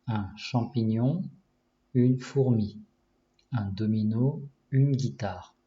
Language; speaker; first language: French; non-native, learner; Japanese